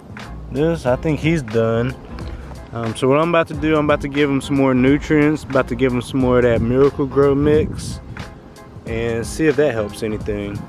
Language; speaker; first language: English; native; English